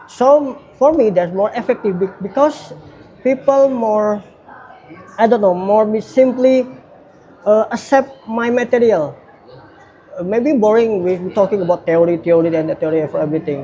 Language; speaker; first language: English; non-native, learner; Indonesian